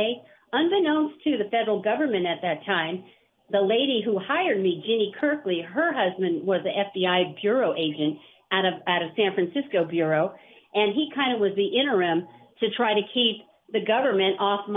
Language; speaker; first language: English; native; English